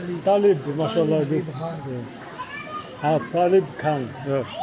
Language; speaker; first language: English; non-native, learner; French